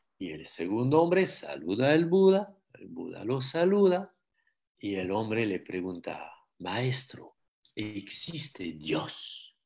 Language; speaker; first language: Spanish; non-native, fluent; French